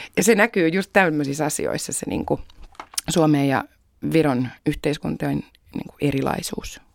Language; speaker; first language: Finnish; native; Finnish